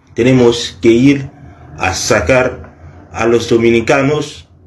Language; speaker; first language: Spanish; non-native, fluent; Haitian Creole